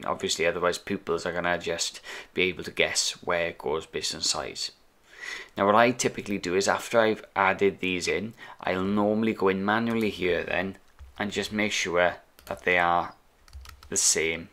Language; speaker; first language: English; native; English